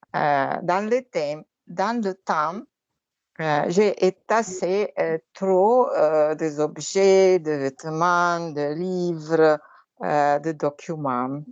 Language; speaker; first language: French; non-native, learner; Italian